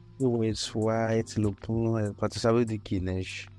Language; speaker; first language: French; non-native, fluent; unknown